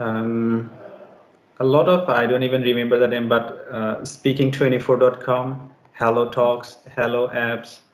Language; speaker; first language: English; non-native, learner; Bangla